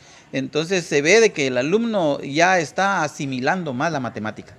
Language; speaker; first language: Spanish; native; Spanish